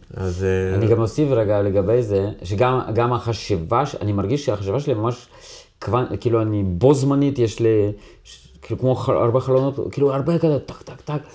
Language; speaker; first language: Hebrew; non-native, fluent; Russian